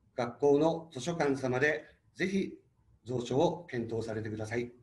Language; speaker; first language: Japanese; native; Japanese